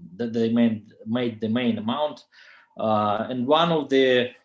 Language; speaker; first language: English; non-native, fluent; Russian